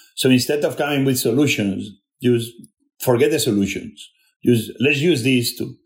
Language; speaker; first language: English; non-native, fluent; Spanish